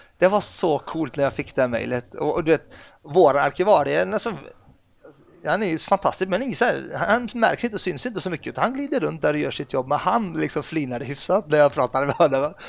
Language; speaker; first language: Swedish; early bilingual, other home language; Arabic